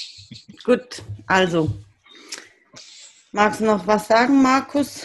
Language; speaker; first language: German; native; German